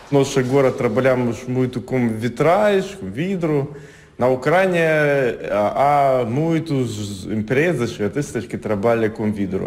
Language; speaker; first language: Portuguese; non-native, fluent; Ukrainian